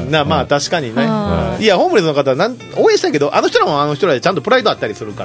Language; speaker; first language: Japanese; native; Japanese